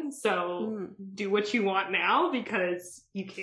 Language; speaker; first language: English; native; English